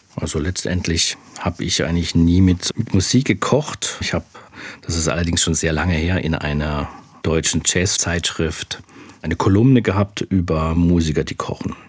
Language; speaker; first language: German; native; German